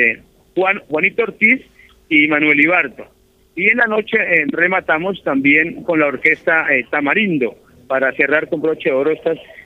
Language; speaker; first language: Spanish; native; Spanish